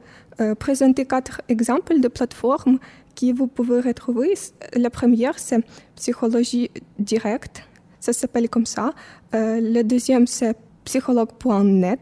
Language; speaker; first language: French; non-native, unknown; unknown